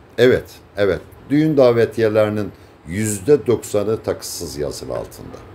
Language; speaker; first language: Turkish; native; Turkish